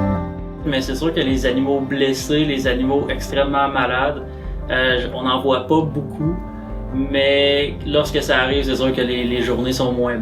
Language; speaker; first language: French; native; French